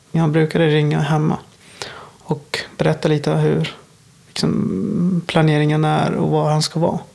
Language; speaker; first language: Swedish; non-native, fluent; Persian